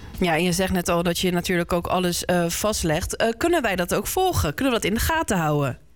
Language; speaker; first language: Dutch; native; Dutch